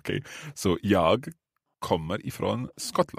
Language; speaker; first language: Swedish; non-native, learner; English